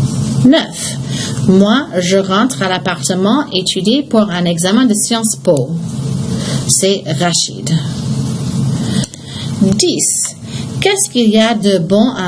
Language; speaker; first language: French; non-native, fluent; English